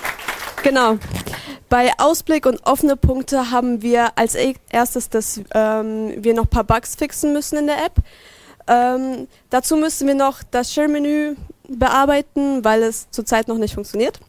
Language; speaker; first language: German; native; German